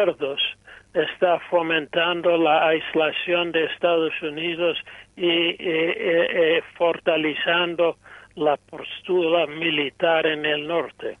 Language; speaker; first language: Spanish; non-native, fluent; English